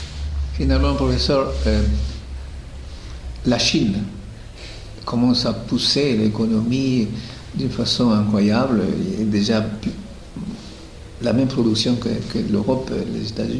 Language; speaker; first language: French; non-native, fluent; Spanish